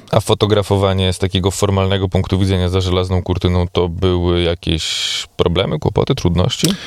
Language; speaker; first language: Polish; native; Polish